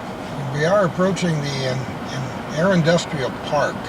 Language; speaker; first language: English; native; English